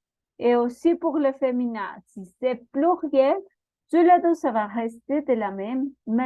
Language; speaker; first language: French; non-native, fluent; Spanish